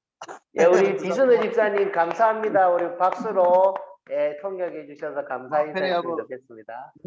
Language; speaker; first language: Korean; native; Korean